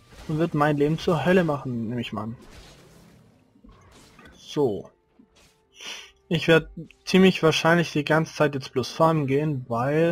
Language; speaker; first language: German; native; German